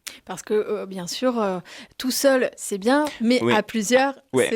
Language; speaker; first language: French; native; French